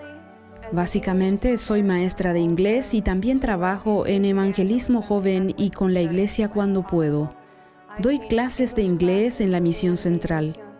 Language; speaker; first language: Spanish; non-native, fluent; English